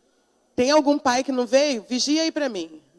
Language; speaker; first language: Portuguese; native; Portuguese